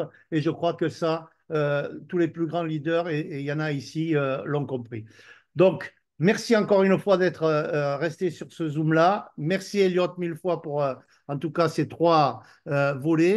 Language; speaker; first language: French; native; French